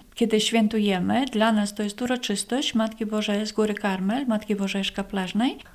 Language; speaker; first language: Polish; non-native, fluent; Latvian